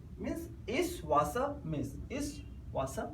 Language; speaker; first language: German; non-native, learner; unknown